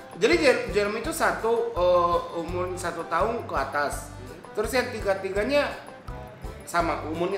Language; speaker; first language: Indonesian; non-native, fluent; Japanese